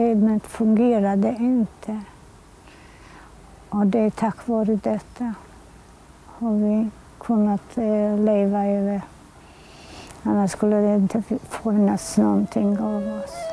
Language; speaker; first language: Swedish; non-native, fluent; Polish